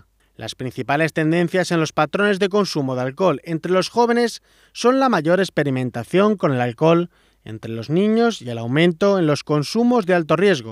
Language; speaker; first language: Spanish; native; Spanish